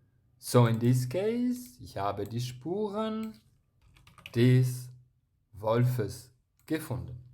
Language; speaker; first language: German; non-native, fluent; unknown